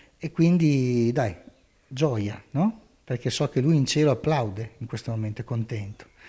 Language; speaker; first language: Italian; native; Italian